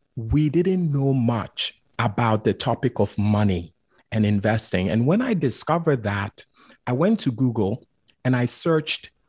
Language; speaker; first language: English; non-native, local second language; Akan